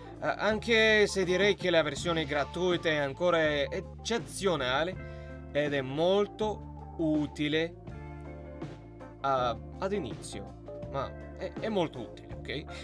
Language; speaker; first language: Italian; non-native, learner; Russian